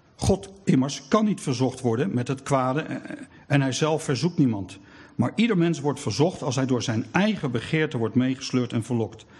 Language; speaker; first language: Dutch; native; Dutch